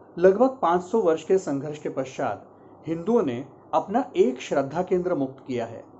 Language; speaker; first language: Hindi; non-native, local second language; Marathi